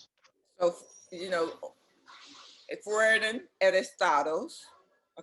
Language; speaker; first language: Spanish; non-native, learner; English